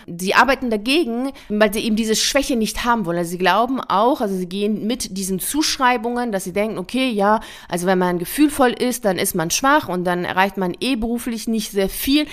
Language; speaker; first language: German; early bilingual, other home language; Persian